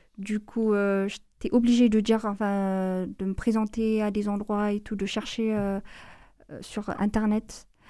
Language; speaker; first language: French; non-native, fluent; Amharic